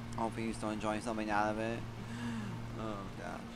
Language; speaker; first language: English; native; English